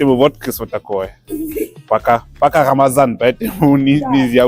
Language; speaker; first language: Russian; non-native, learner; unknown